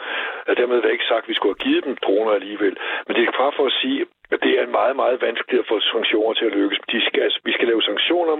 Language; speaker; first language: Danish; native; Danish